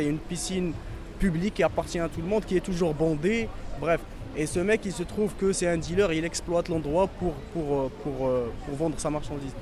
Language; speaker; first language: French; non-native, local second language; Arabic